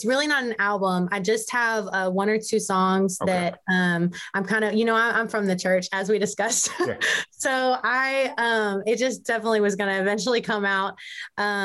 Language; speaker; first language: English; native; English